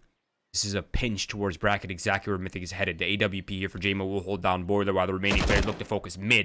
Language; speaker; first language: English; native; English